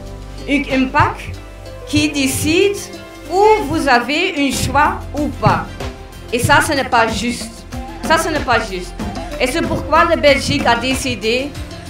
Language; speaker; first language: French; non-native, fluent; Dutch